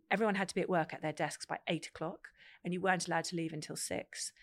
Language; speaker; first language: English; native; English